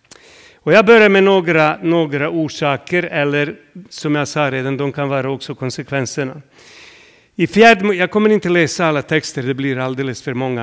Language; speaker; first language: Swedish; non-native, fluent; Serbian